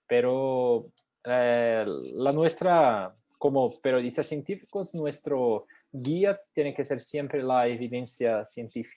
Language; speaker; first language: Spanish; non-native, fluent; Portuguese